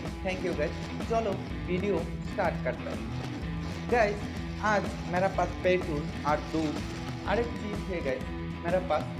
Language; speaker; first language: Hindi; non-native, learner; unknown